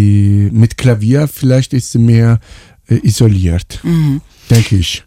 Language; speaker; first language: German; non-native, fluent; Italian